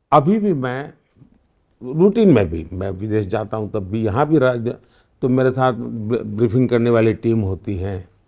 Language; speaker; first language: Hindi; non-native, local second language; Gujarati